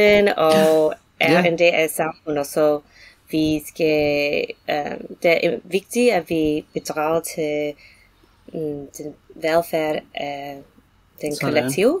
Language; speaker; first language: Danish; non-native, fluent; English